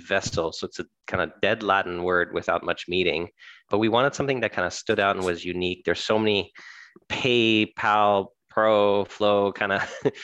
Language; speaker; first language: English; early bilingual, other home language; French